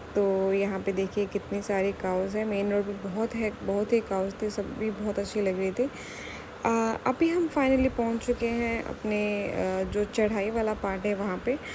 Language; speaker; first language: Hindi; native; Hindi